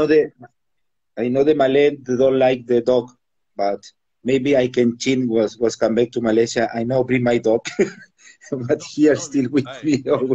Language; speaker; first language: English; non-native, learner; Spanish